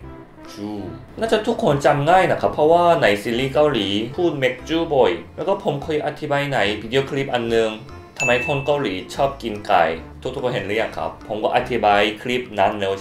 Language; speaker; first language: Thai; non-native, fluent; Korean